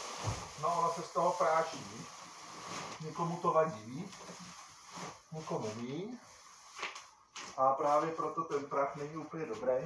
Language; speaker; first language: Czech; native; Czech